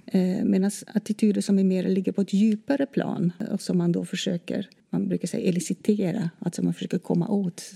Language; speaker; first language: Swedish; non-native, fluent; Dutch